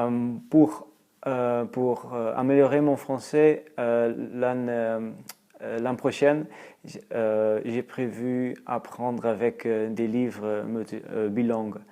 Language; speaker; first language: French; non-native, fluent; Dutch